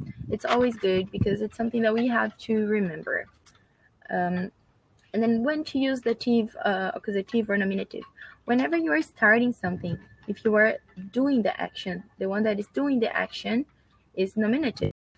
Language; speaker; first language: English; non-native, fluent; Portuguese